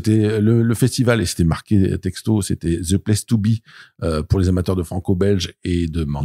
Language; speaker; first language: French; native; French